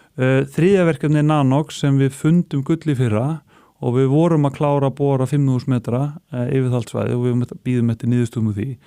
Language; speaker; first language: Icelandic; native; Icelandic